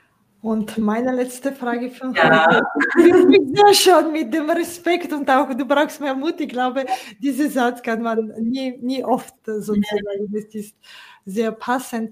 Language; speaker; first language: German; non-native, fluent; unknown